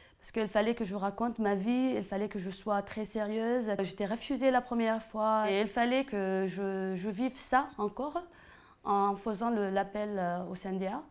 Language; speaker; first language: French; non-native, fluent; Arabic